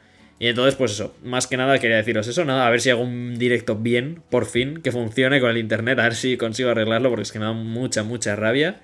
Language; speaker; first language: Spanish; native; Spanish